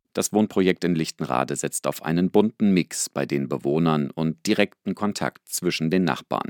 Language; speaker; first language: German; native; German